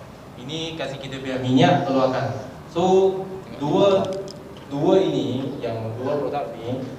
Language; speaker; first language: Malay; non-native, local second language; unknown